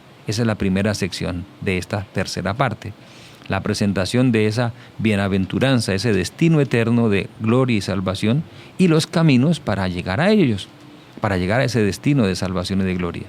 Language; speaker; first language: Spanish; native; Spanish